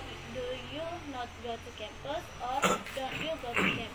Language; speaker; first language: English; non-native, learner; Indonesian